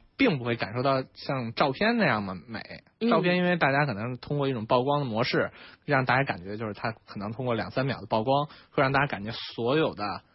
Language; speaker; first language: Chinese; native; Chinese